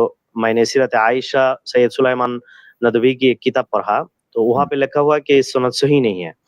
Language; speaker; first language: Hindi; non-native, learner; Bangla